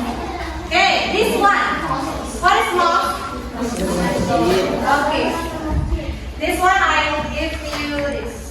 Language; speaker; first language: English; non-native, learner; Indonesian